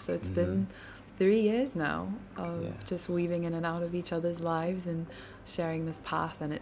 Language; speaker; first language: English; native; English